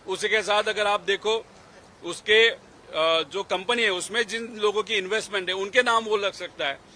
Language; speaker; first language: Hindi; non-native, local second language; Marathi